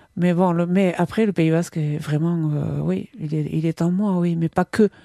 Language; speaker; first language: French; non-native, local second language; Basque